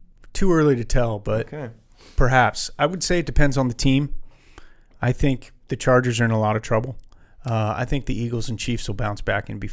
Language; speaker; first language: English; native; English